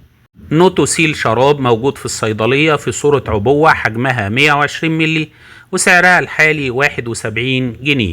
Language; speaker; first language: Arabic; native; Arabic